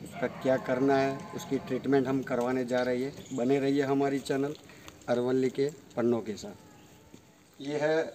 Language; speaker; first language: Hindi; non-native, local second language; Gujarati